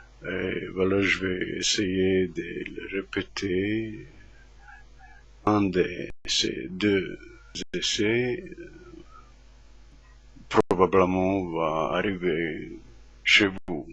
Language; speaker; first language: French; non-native, fluent; Croatian